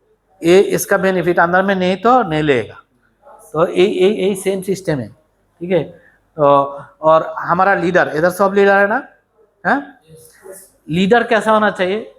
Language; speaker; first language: Hindi; non-native, learner; Bangla